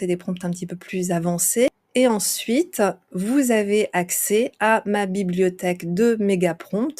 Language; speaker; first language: French; native; French